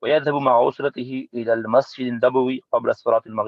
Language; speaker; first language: Arabic; non-native, learner; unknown